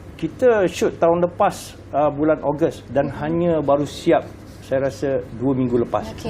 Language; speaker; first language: Malay; native; Malay